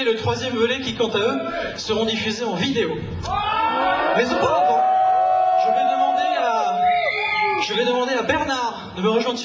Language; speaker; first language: French; native; French